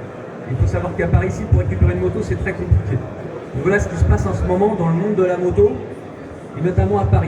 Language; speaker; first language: French; native; French